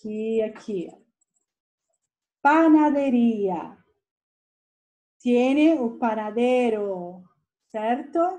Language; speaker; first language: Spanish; non-native, fluent; Portuguese